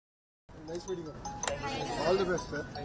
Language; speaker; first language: English; non-native, local second language; Telugu